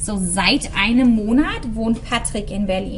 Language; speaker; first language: German; non-native, fluent; English